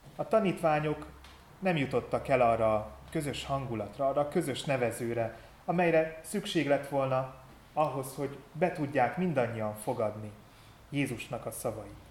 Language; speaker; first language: Hungarian; native; Hungarian